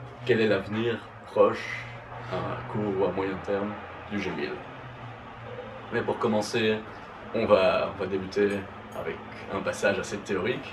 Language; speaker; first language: French; native; French